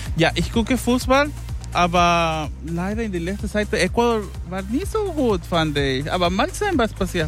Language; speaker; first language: German; non-native, learner; Spanish